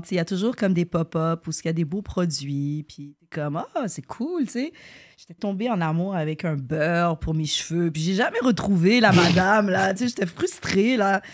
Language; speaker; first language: French; native; French